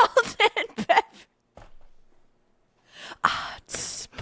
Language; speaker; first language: English; native; English